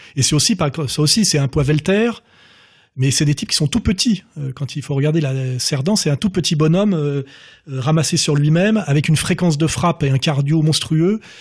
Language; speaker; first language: French; native; French